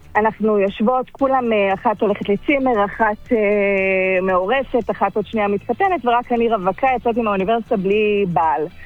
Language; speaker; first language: Hebrew; non-native, fluent; Turkish